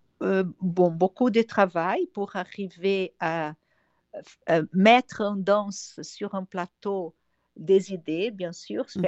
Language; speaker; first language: French; non-native, fluent; Portuguese